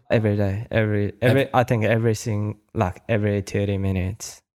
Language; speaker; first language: English; non-native, learner; Japanese